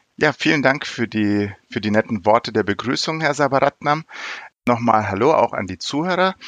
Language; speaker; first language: German; early bilingual, other home language; Turkish